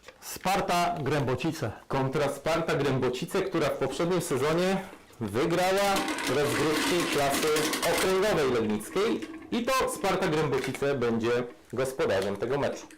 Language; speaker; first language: Polish; native; Polish